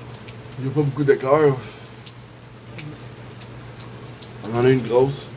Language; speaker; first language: French; native; French